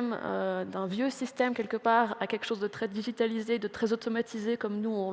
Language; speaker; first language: French; native; French